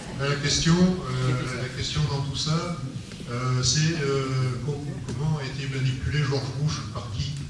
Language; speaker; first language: French; native; French